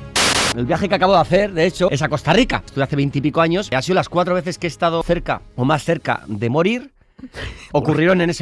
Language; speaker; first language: Spanish; native; Spanish